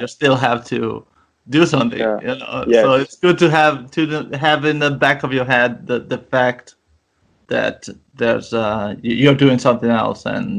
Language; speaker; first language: English; non-native, fluent; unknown